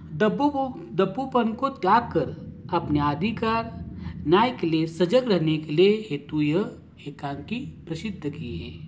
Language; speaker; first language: Hindi; non-native, local second language; Marathi